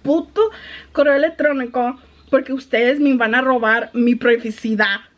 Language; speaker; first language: Spanish; early bilingual, heritage; Spanish